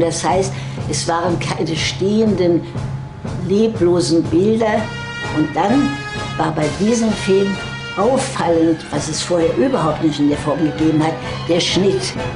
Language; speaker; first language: German; native; German